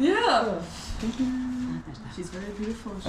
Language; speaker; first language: English; non-native, fluent; Bulgarian